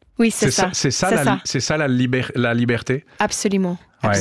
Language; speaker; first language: French; non-native, local second language; German